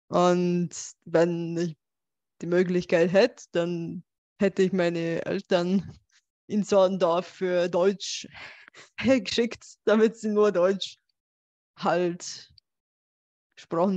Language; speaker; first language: German; non-native, fluent; Bulgarian